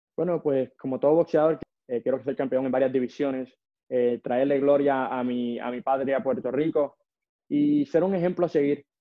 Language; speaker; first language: Spanish; native; Spanish